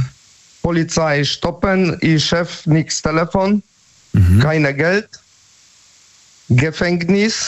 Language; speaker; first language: German; non-native, learner; Polish